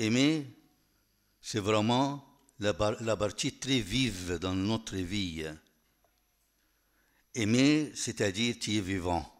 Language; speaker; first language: French; non-native, fluent; Arabic